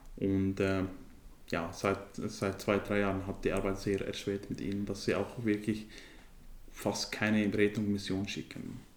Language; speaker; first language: German; non-native, fluent; Kurdish